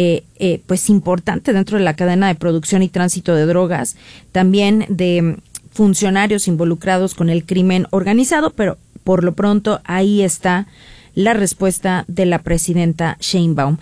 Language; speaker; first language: Spanish; native; Spanish